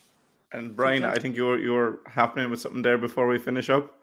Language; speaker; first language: English; native; English